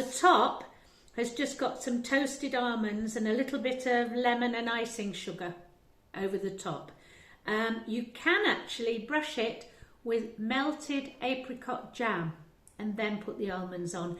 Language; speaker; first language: English; native; English